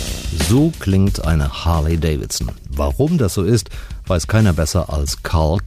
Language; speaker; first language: German; native; German